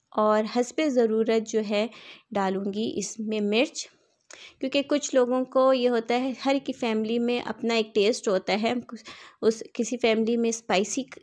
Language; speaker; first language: Urdu; native; Urdu